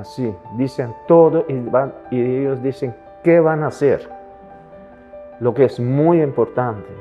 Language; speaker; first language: Spanish; non-native, fluent; Papiamento